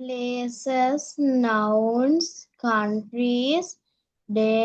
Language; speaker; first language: English; non-native, learner; Sinhala